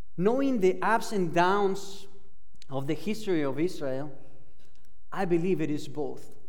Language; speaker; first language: English; non-native, fluent; Spanish